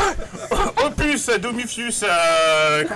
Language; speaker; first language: French; native; French